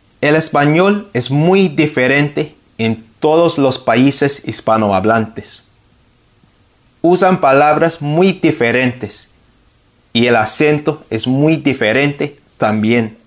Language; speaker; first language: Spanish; non-native, fluent; English